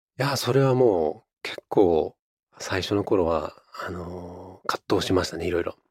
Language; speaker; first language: Japanese; native; Japanese